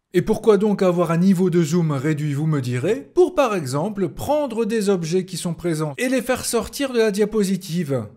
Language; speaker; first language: French; native; French